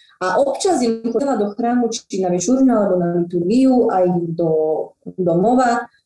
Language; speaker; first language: Slovak; non-native, local second language; Rusyn